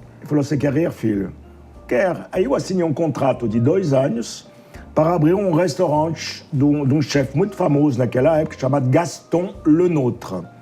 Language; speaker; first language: Portuguese; non-native, fluent; French